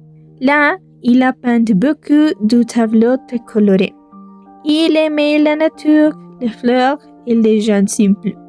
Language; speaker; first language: French; non-native, learner; Spanish